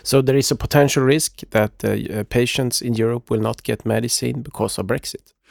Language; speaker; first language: English; non-native, fluent; Swedish